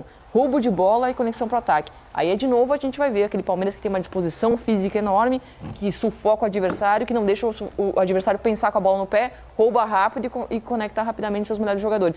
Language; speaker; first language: Portuguese; native; Portuguese